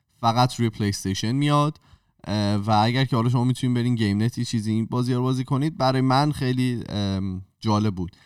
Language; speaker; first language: Persian; native; Persian